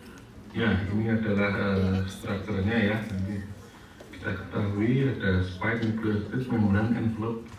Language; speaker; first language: Indonesian; native; Indonesian